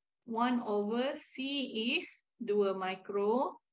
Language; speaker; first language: English; non-native, local second language; Malay